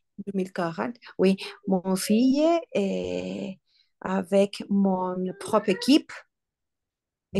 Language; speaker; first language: French; non-native, learner; Spanish